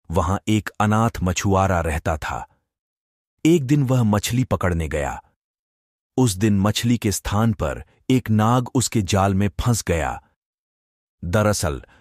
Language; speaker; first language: Hindi; non-native, local second language; Gujarati